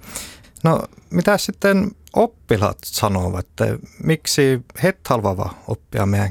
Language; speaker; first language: Finnish; native; Finnish